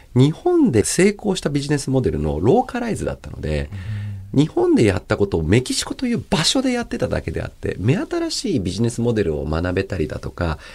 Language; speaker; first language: Japanese; early bilingual, other home language; Chinese